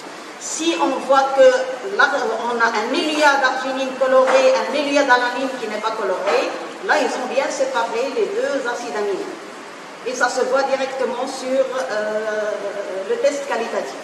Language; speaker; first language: French; non-native, local second language; Arabic